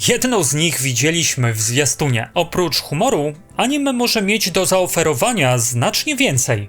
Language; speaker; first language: Polish; native; Polish